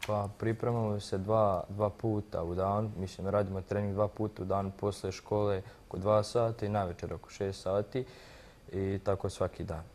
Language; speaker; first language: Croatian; early bilingual, heritage; Croatian